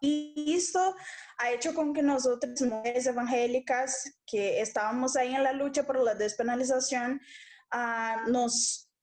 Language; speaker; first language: Spanish; non-native, local second language; Portuguese